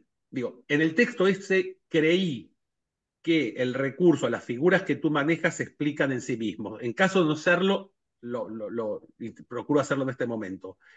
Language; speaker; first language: Spanish; native; Spanish